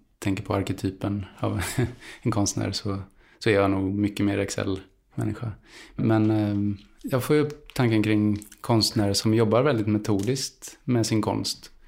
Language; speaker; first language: Swedish; early bilingual, other home language; Spanish